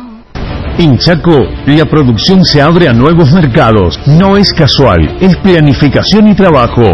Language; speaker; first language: Spanish; native; Spanish